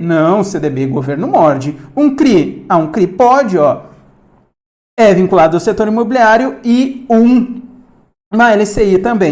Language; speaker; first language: Portuguese; native; Portuguese